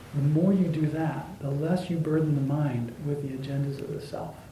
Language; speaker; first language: English; native; English